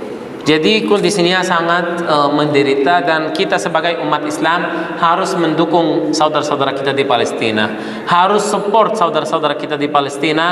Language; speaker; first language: Indonesian; non-native, fluent; Arabic